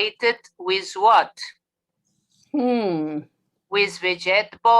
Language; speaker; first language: English; non-native, fluent; Spanish